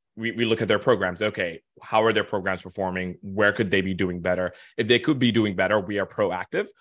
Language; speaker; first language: English; non-native, fluent; Arabic